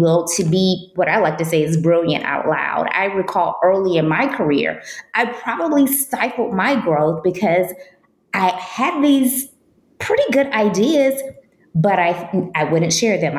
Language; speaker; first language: English; native; English